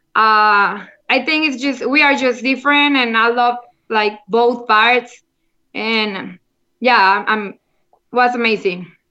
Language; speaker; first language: English; non-native, learner; Spanish